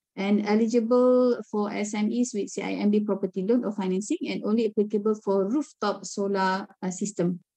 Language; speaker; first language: English; non-native, local second language; Malay